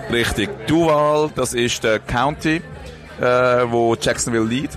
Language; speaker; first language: German; native; German